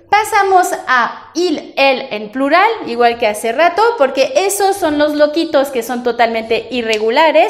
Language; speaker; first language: Spanish; non-native, fluent; French